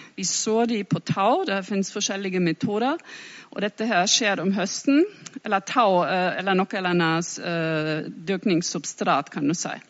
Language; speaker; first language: Norwegian; non-native, fluent; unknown